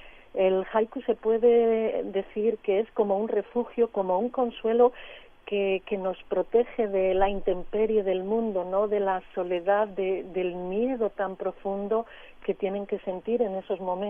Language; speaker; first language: Spanish; native; Spanish